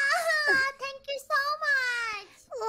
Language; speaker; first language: English; non-native, learner; Japanese